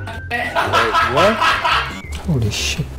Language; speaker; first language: English; non-native, learner; Russian